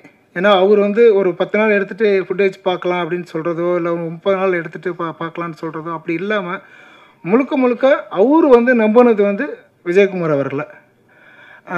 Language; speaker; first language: Tamil; native; Tamil